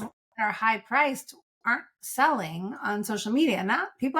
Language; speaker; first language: English; native; English